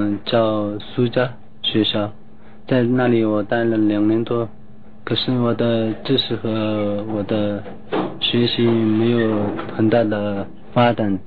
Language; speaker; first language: Chinese; non-native, local second language; Tibetan